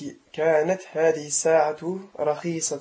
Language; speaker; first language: Arabic; non-native, learner; French